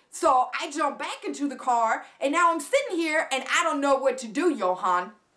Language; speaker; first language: English; non-native, fluent; German